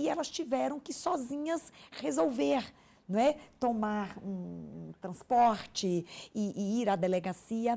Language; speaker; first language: Portuguese; native; Portuguese